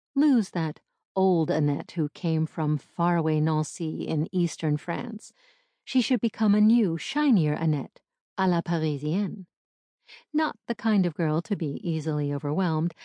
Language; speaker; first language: English; native; English